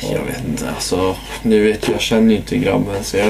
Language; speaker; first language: Swedish; native; Swedish